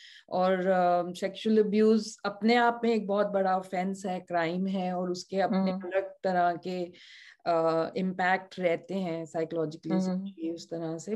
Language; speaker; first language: Hindi; native; Hindi